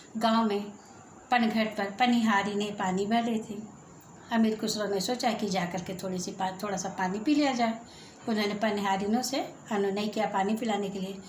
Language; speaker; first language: Hindi; native; Hindi